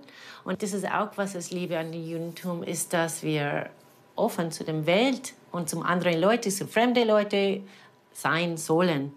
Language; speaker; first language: German; non-native, fluent; English